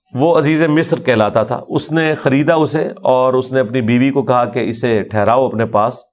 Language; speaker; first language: Urdu; non-native, local second language; Punjabi